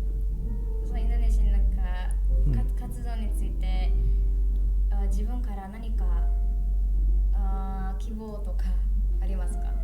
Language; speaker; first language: Japanese; non-native, learner; Indonesian